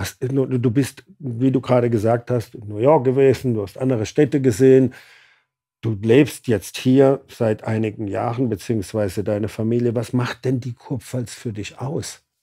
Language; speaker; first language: German; native; German